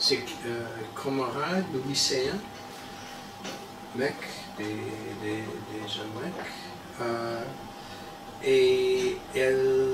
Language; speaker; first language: French; non-native, learner; English